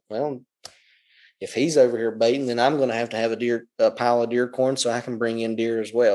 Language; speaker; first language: English; native; English